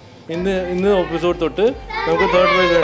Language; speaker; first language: Malayalam; non-native, learner; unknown